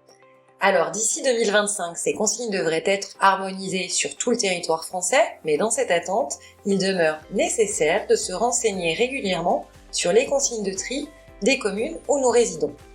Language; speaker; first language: French; native; French